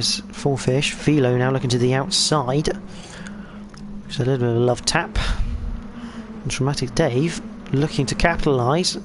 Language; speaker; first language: English; native; English